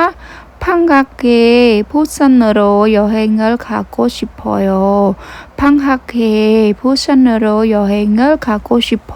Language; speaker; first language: Korean; non-native, learner; Khmer